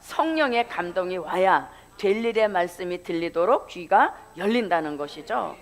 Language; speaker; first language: Korean; native; Korean